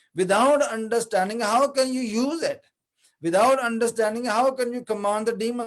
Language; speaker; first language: English; non-native, local second language; Urdu